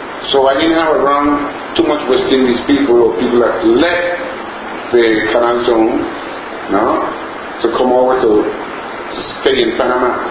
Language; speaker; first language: English; native; English